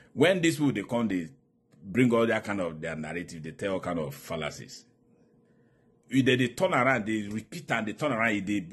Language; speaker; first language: Nigerian Pidgin; native; Nigerian Pidgin